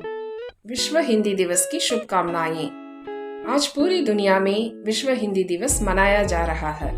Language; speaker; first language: Hindi; non-native, local second language; Tamil